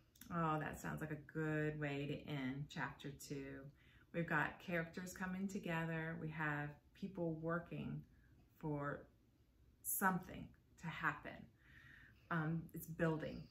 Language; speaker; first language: English; native; English